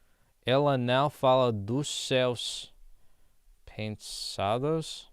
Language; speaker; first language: Portuguese; non-native, learner; English